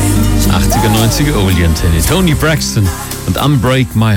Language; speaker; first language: German; native; German